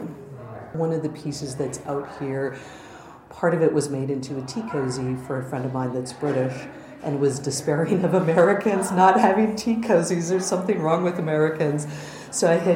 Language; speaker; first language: English; native; English